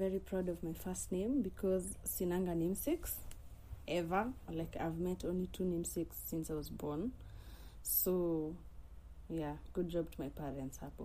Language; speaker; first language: English; non-native, local second language; Swahili